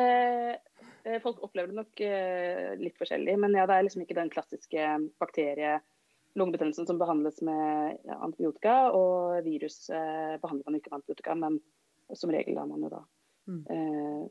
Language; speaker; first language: Norwegian; native; Norwegian